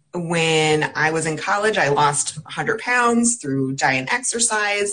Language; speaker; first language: English; native; English